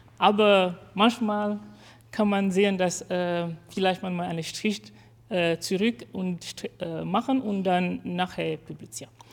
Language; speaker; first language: German; non-native, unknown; French